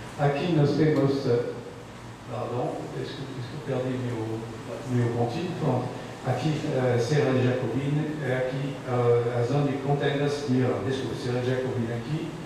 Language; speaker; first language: Portuguese; non-native, fluent; French